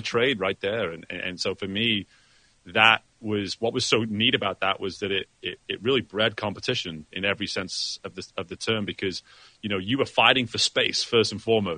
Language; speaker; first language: English; native; English